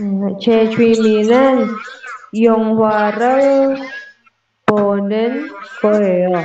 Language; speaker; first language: Korean; non-native, learner; Indonesian